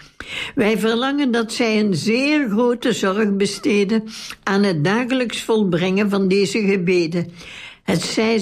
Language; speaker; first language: Dutch; native; Dutch